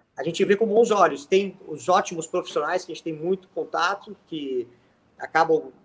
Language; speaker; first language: Portuguese; native; Portuguese